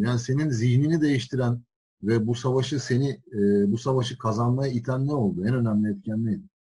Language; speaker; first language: Turkish; native; Turkish